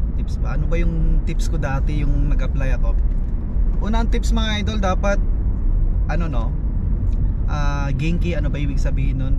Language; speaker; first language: Filipino; native; Filipino